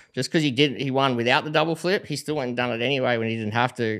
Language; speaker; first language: English; native; English